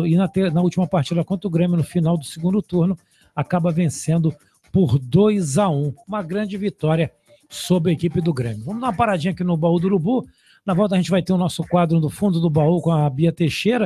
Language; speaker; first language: Portuguese; native; Portuguese